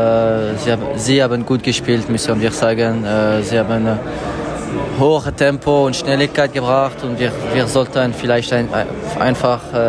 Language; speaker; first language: German; non-native, learner; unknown